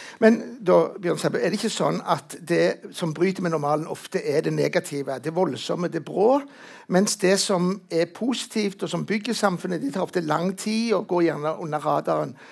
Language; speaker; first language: Norwegian; native; Norwegian